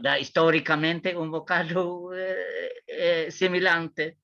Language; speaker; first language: Portuguese; non-native, learner; Tetum